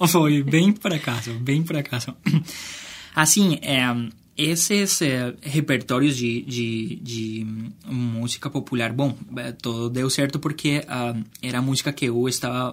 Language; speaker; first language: Portuguese; non-native, fluent; Spanish